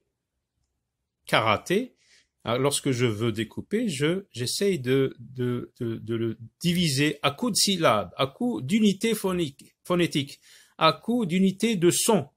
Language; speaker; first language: French; non-native, local second language; Arabic